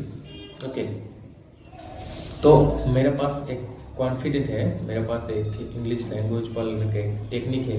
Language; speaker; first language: Hindi; non-native, local second language; Bangla